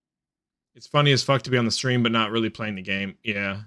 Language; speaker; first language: English; native; English